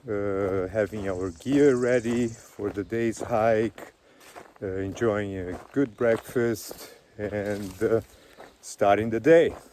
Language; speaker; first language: English; non-native, fluent; Portuguese